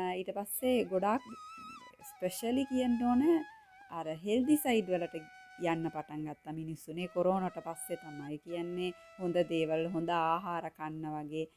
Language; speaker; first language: Sinhala; non-native, local second language; Tamil